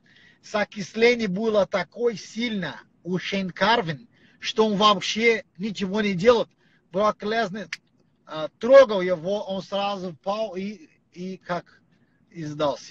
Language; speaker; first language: Russian; non-native, learner; Portuguese